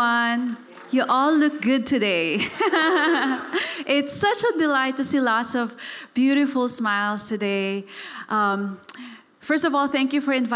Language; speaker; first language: English; non-native, local second language; Cebuano